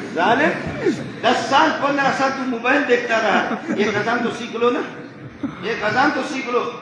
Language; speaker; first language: Urdu; non-native, local second language; Brahui